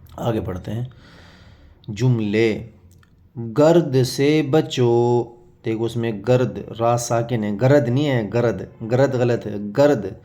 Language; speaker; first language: Urdu; native; Urdu